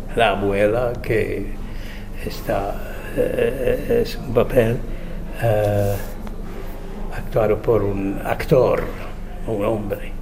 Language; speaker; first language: Spanish; non-native, fluent; Czech